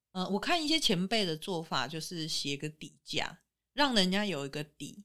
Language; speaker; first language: Chinese; native; Chinese